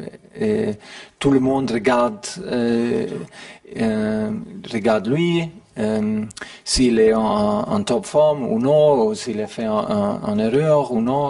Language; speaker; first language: French; non-native, learner; German